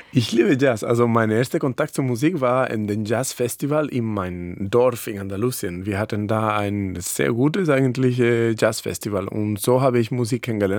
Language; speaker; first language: German; non-native, fluent; Spanish